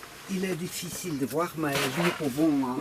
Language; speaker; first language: French; non-native, learner; Portuguese